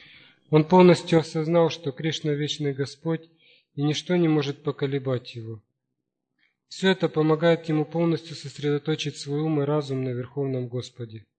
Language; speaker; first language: Russian; native; Russian